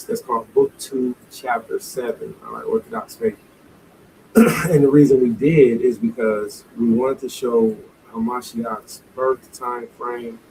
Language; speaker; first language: English; native; English